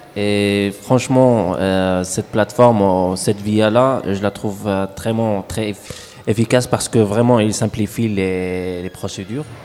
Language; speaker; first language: French; non-native, local second language; Arabic